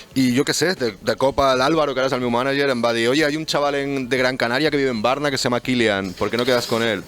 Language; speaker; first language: Spanish; native; Spanish